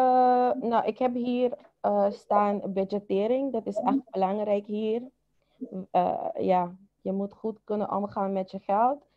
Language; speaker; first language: Dutch; non-native, local second language; Papiamento